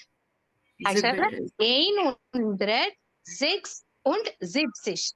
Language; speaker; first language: German; non-native, fluent; Tamil